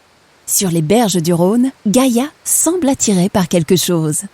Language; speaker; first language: French; native; French